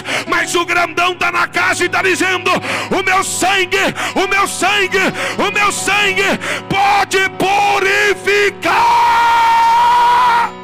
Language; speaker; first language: Portuguese; native; Portuguese